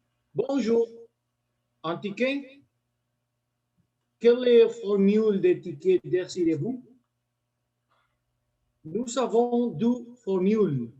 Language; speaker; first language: French; non-native, learner; Spanish